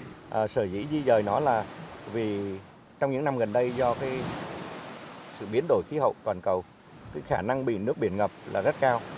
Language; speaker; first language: Vietnamese; native; Vietnamese